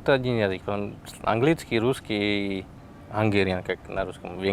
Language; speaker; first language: Russian; non-native, fluent; Slovak